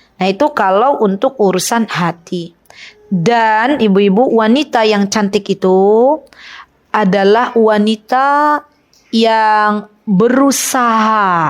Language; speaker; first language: Indonesian; native; Indonesian